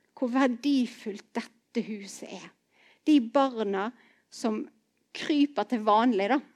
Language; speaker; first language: Norwegian; native; Norwegian